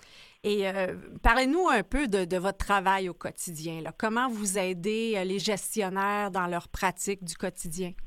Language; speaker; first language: French; native; French